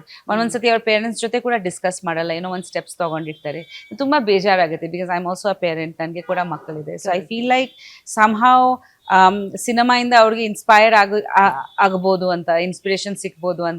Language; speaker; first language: Kannada; non-native, local second language; Bangla